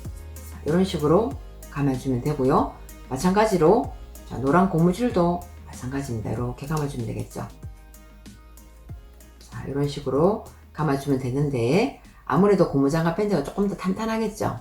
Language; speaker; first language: Korean; native; Korean